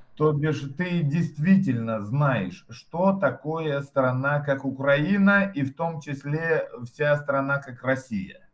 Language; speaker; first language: Russian; native; Russian